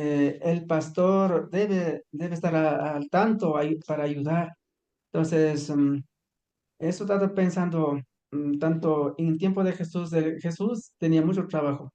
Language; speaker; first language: Spanish; non-native, local second language; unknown